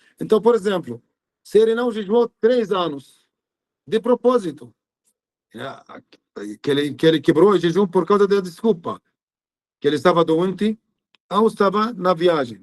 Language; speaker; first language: Portuguese; non-native, fluent; Arabic